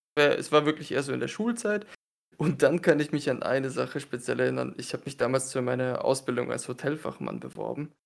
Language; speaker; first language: German; early bilingual, other home language; Russian